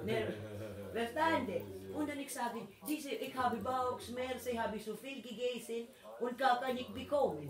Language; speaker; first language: German; non-native, learner; Filipino